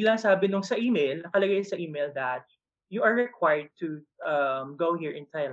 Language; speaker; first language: English; non-native, local second language; Filipino